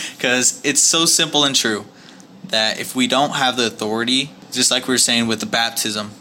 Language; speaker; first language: English; native; English